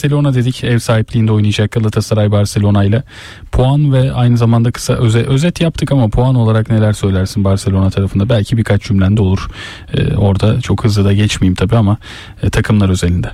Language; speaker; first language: Turkish; native; Turkish